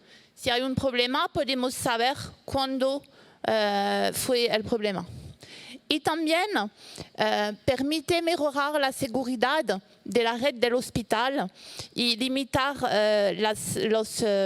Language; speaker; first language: Spanish; non-native, fluent; French